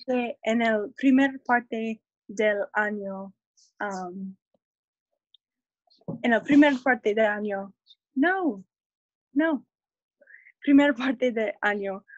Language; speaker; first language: Spanish; non-native, learner; English